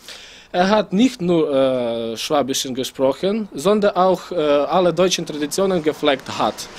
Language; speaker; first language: German; non-native, learner; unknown